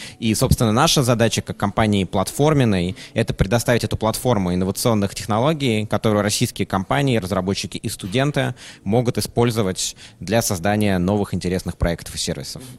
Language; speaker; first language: Russian; native; Russian